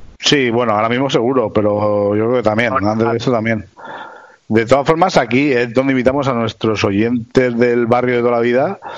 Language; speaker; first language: Spanish; native; Spanish